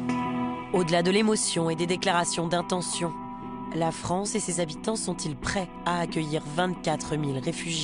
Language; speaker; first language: French; native; French